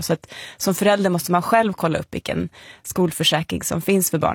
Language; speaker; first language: Swedish; native; Swedish